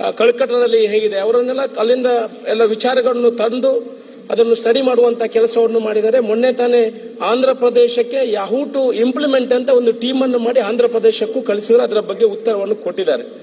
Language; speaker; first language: Kannada; non-native, local second language; Tulu